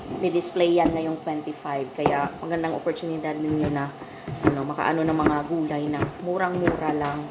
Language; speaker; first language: Filipino; non-native, local second language; Cebuano